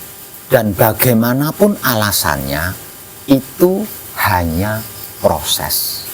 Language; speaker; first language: Indonesian; non-native, local second language; Javanese